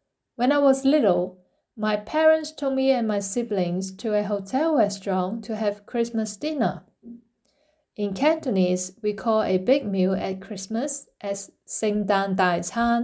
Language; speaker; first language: English; non-native, local second language; Cantonese